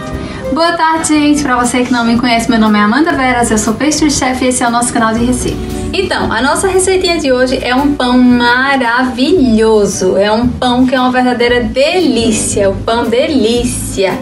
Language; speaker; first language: Portuguese; native; Portuguese